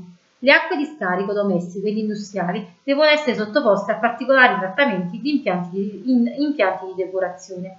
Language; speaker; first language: Italian; native; Italian